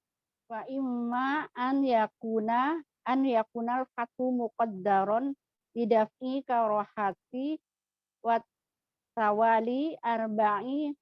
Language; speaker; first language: Arabic; non-native, learner; Indonesian